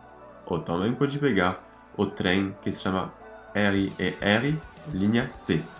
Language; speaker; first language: Portuguese; non-native, fluent; French